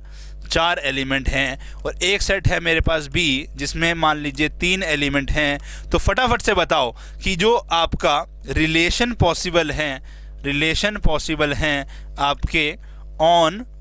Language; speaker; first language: Hindi; native; Hindi